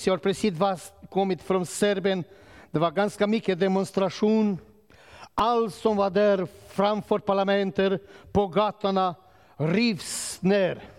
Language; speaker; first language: Swedish; non-native, learner; Romanian